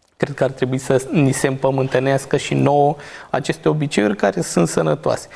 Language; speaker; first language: Romanian; native; Romanian